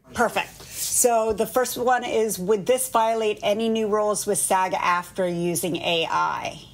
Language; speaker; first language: English; native; English